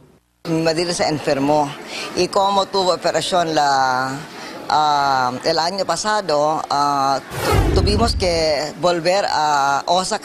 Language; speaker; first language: Spanish; non-native, fluent; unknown